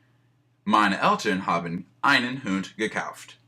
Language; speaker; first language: German; non-native, learner; English